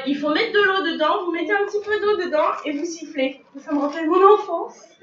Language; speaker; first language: French; native; French